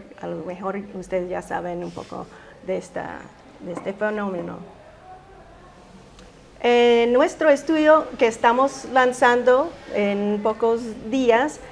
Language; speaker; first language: Spanish; early bilingual, heritage; Spanish